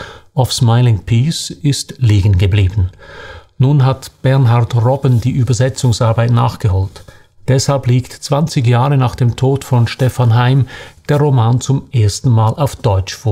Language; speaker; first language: German; native; German